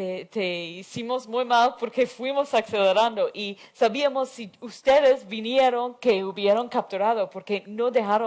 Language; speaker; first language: Spanish; non-native, fluent; English